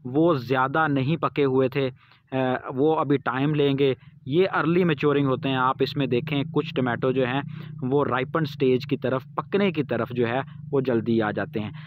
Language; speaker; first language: Urdu; non-native, local second language; Punjabi